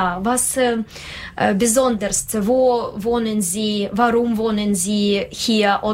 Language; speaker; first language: German; non-native, learner; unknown